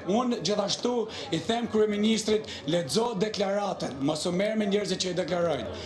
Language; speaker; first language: Albanian; native; Albanian